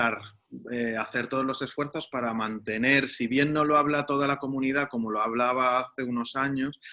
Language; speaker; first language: Spanish; native; Spanish